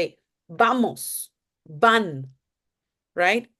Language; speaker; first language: Spanish; non-native, fluent; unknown